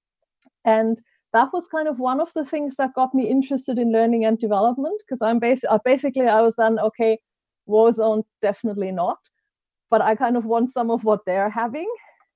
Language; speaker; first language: English; non-native, fluent; German